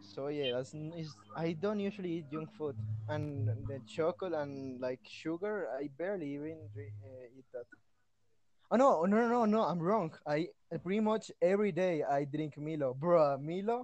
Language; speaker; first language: English; non-native, fluent; Spanish